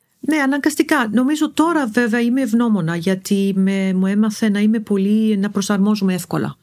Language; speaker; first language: Greek; non-native, fluent; Arabic